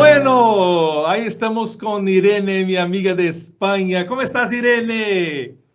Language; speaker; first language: Spanish; non-native, fluent; Portuguese